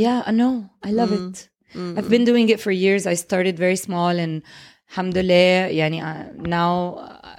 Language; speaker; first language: English; non-native, fluent; Arabic